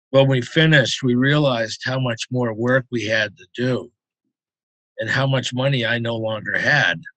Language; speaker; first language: English; native; English